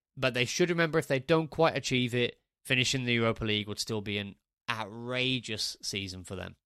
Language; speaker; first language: English; native; English